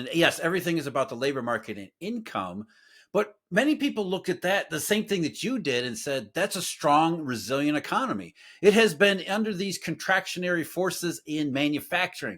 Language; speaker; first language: English; native; English